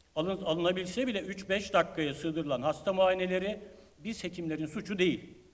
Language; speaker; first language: Turkish; native; Turkish